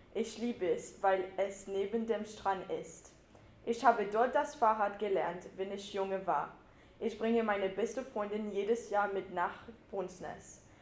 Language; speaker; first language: German; non-native, learner; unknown